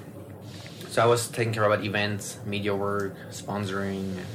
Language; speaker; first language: English; non-native, fluent; French